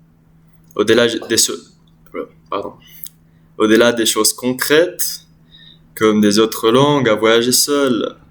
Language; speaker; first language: French; non-native, learner; English